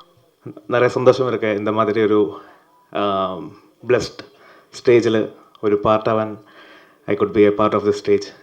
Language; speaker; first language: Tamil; non-native, learner; Malayalam